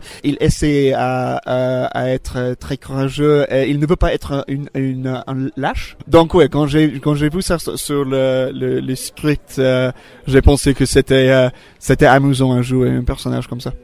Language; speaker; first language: French; non-native, learner; English